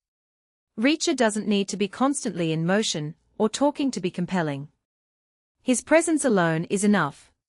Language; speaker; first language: English; native; English